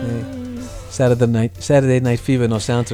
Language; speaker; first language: Japanese; non-native, learner; English